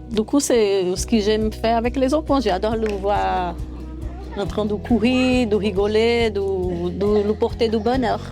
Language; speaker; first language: French; non-native, fluent; Portuguese